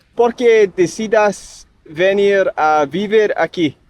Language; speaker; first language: Spanish; non-native, learner; English